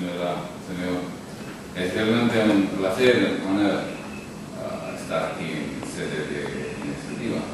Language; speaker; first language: Spanish; non-native, local second language; Urdu